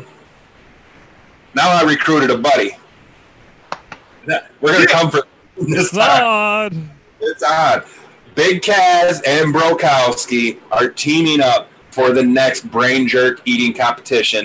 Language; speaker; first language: English; native; English